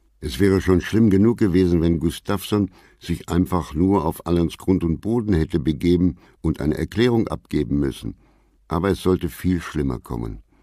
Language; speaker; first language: German; native; German